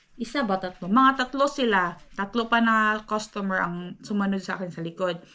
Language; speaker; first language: Filipino; non-native, local second language; Cebuano